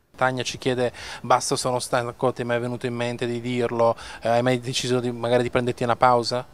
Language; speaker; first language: Italian; native; Italian